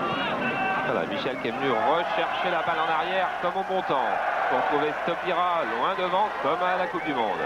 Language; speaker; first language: French; native; French